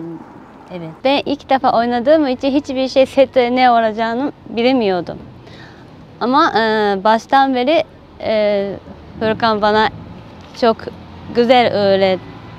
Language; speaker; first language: Turkish; non-native, learner; Japanese